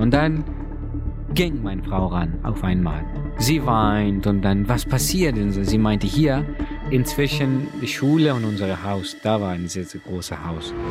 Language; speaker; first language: German; non-native, learner; Persian